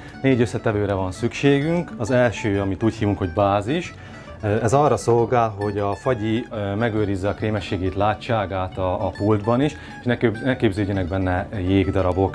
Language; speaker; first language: Hungarian; native; Hungarian